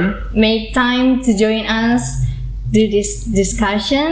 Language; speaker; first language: English; non-native, learner; Indonesian